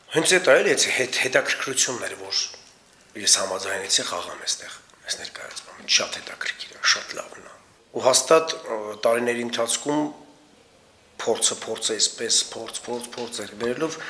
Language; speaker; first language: Armenian; non-native, local second language; Kurdish